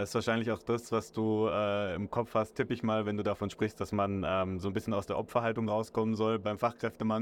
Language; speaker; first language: German; native; German